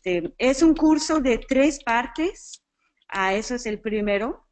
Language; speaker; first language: Spanish; non-native, fluent; English